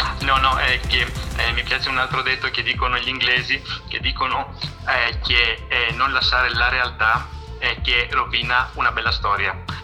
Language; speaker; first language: Italian; non-native, fluent; Greek